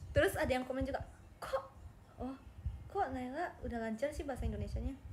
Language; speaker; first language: Indonesian; non-native, learner; Japanese